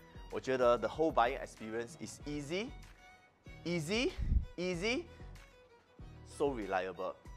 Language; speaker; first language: English; non-native, local second language; Chinese